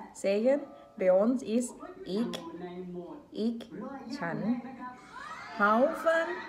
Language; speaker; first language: Dutch; non-native, learner; Thai